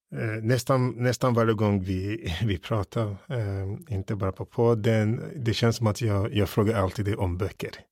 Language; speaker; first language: Swedish; early bilingual, other home language; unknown